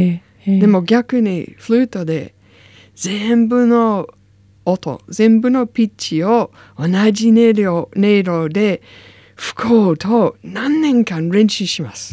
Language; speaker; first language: Japanese; non-native, learner; English